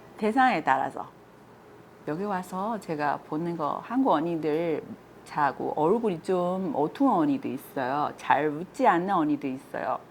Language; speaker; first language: Korean; non-native, fluent; Chinese